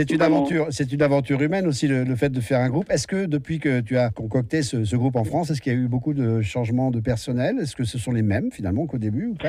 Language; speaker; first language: French; native; French